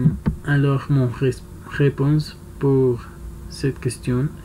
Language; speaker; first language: French; non-native, learner; Spanish